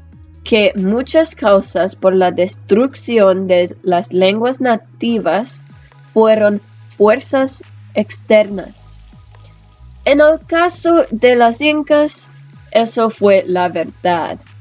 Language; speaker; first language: Spanish; non-native, learner; English